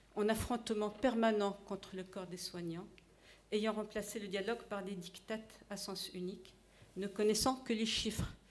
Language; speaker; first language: French; non-native, local second language; Arabic